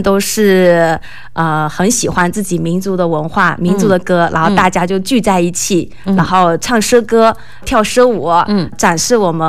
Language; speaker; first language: Chinese; non-native, local second language; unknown